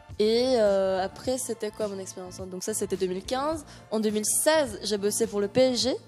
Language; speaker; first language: French; early bilingual, other home language; Korean